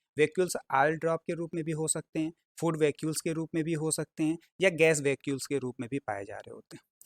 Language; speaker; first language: Hindi; native; Hindi